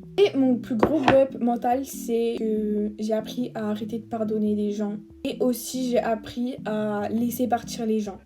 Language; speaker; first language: French; native; French